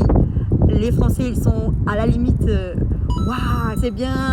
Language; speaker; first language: French; non-native, fluent; Portuguese